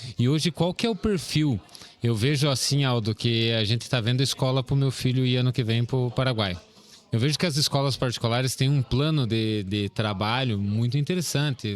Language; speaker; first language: Portuguese; native; Portuguese